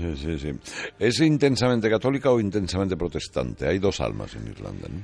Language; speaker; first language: Spanish; native; Spanish